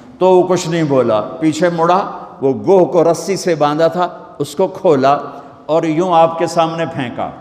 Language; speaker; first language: Urdu; non-native, local second language; Punjabi